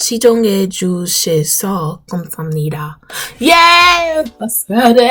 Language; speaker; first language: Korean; non-native, learner; English